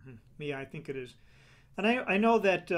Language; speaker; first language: English; native; English